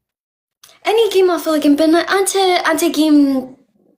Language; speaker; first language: Amharic; early bilingual, heritage; English